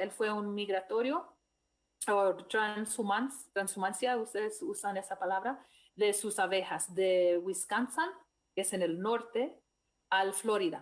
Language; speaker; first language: Spanish; non-native, fluent; English